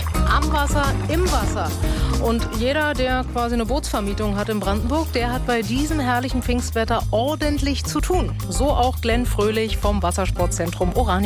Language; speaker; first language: German; native; German